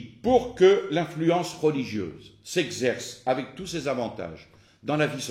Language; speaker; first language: French; native; French